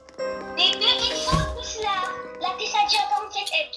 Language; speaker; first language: French; non-native, learner; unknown